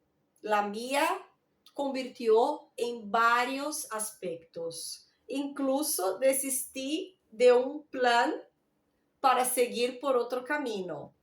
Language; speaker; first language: Spanish; non-native, fluent; Portuguese